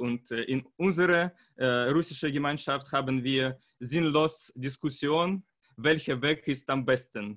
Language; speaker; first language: German; non-native, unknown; Russian